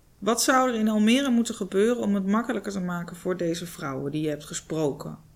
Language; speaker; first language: Dutch; native; Dutch